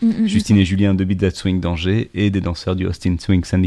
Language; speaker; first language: French; native; French